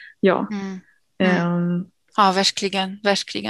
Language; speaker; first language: Swedish; non-native, fluent; English